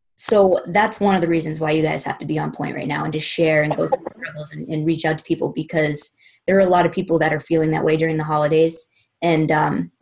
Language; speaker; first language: English; native; English